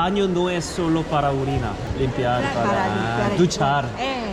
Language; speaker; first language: Spanish; non-native, learner; Korean